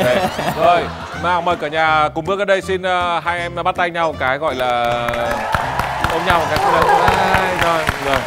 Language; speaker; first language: Vietnamese; native; Vietnamese